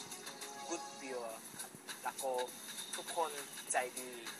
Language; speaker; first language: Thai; non-native, learner; Korean